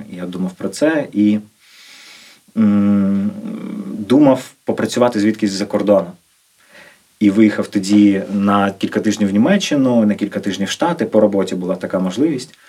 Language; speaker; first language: Ukrainian; non-native, local second language; Russian